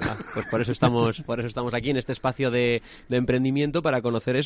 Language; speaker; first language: Spanish; native; Spanish